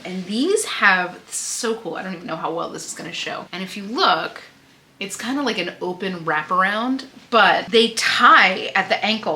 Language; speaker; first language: English; native; English